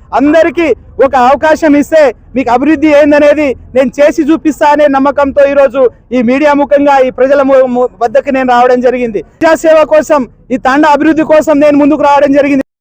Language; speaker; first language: Telugu; native; Telugu